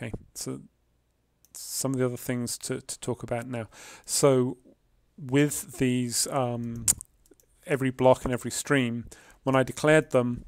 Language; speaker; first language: English; native; English